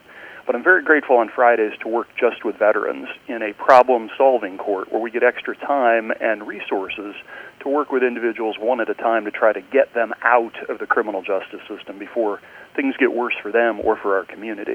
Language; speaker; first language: English; native; English